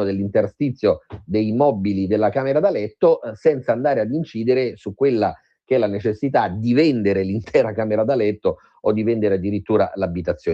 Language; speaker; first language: Italian; native; Italian